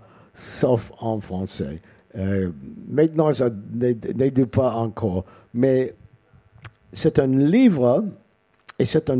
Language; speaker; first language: French; non-native, learner; English